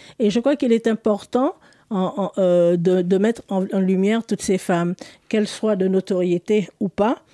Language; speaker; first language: French; native; French